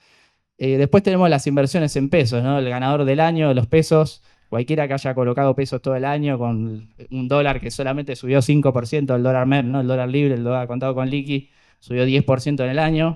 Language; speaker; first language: Spanish; native; Spanish